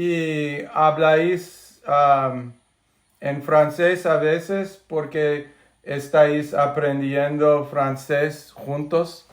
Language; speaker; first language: Spanish; non-native, fluent; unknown